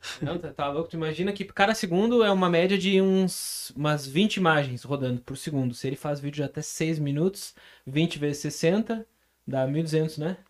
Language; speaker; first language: Portuguese; native; Portuguese